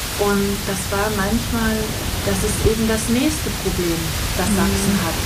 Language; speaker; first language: German; native; German